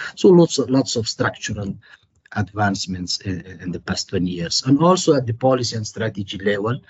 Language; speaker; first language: English; non-native, fluent; Persian